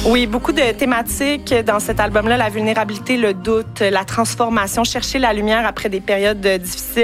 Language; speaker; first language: French; native; French